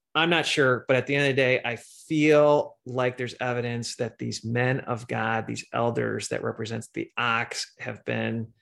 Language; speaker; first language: English; native; English